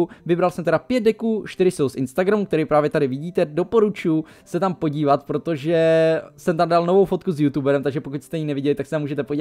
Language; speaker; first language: Czech; native; Czech